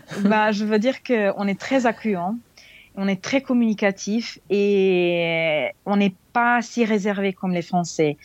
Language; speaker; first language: French; non-native, fluent; Serbian